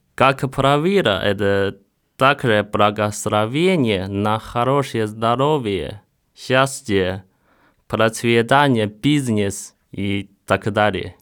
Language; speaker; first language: Russian; non-native, fluent; Chinese